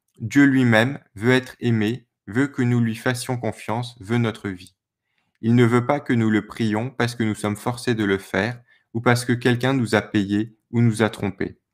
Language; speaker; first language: French; native; French